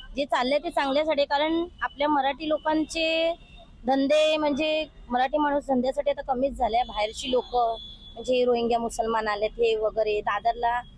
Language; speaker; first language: Marathi; native; Marathi